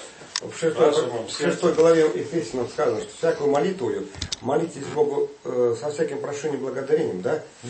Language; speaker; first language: Russian; native; Russian